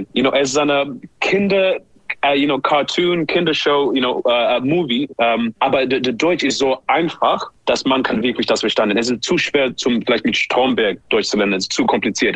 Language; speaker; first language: German; non-native, learner; English